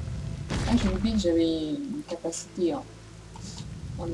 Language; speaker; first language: French; native; French